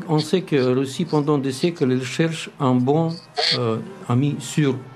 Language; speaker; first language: French; non-native, learner; Russian